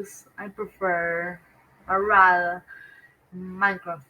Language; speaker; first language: English; non-native, learner; Spanish